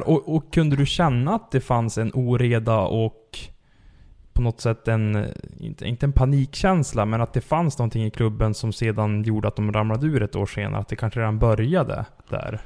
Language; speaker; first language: Swedish; native; Swedish